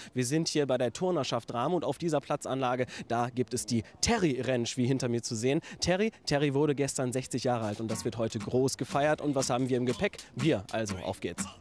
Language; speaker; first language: German; native; German